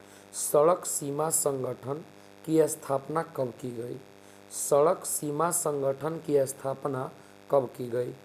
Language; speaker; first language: Hindi; native; Hindi